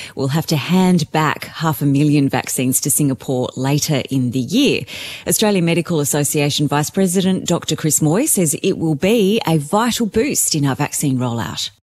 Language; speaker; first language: English; native; English